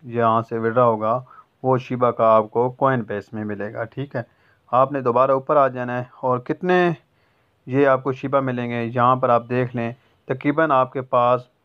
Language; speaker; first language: Urdu; non-native, local second language; Punjabi